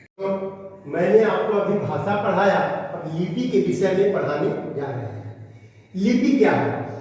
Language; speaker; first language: Hindi; native; Hindi